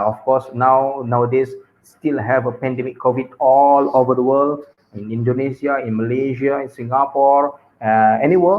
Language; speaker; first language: English; non-native, local second language; Malay